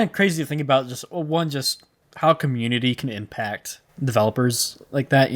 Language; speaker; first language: English; native; English